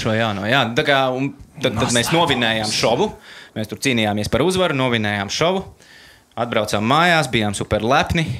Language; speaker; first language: Latvian; native; Latvian